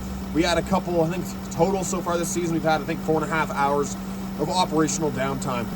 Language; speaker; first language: English; native; English